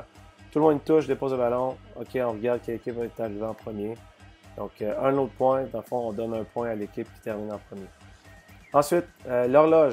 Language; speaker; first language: French; native; French